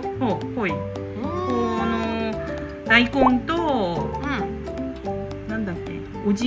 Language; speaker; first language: Japanese; non-native, fluent; Korean